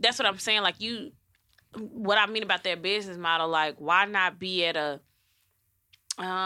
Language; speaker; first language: English; native; English